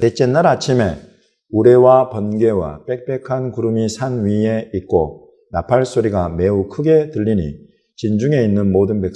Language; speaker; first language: Korean; native; Korean